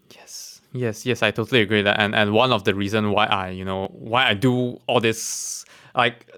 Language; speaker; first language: English; non-native, local second language; Chinese